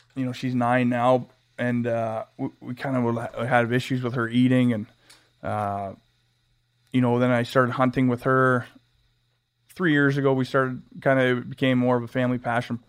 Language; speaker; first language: English; native; English